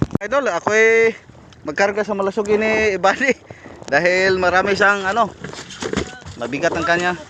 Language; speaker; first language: Filipino; non-native, local second language; Cebuano